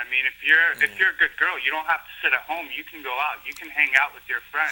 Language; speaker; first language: English; early bilingual, other home language; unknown